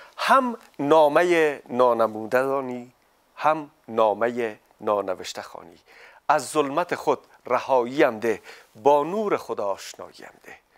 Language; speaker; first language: Persian; native; Persian